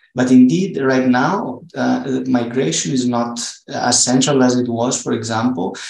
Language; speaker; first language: English; non-native, fluent; Greek